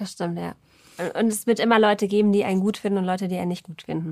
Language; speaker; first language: German; native; German